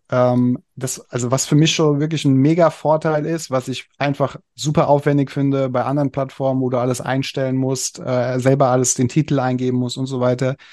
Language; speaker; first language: German; native; German